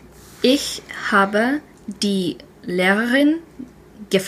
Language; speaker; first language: German; non-native, learner; English